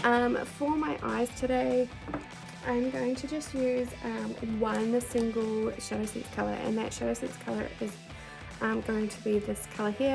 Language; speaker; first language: English; native; English